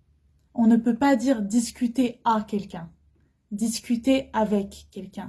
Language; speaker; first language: French; non-native, fluent; Arabic